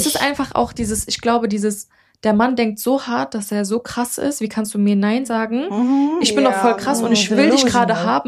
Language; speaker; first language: German; early bilingual, other home language; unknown